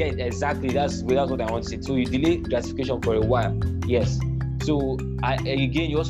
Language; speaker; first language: English; non-native, local second language; Igbo